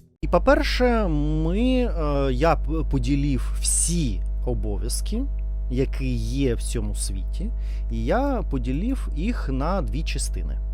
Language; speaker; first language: Ukrainian; non-native, learner; Russian